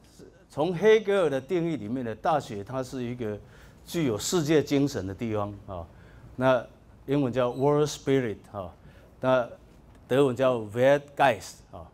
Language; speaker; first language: Chinese; native; Chinese